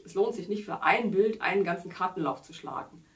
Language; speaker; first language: German; native; German